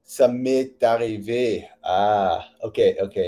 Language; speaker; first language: French; non-native, learner; English